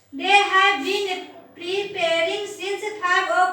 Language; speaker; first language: English; non-native, learner; Hindi